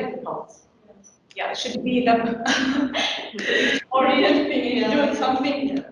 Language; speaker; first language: English; non-native, learner; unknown